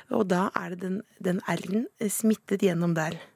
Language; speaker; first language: Norwegian; native; Norwegian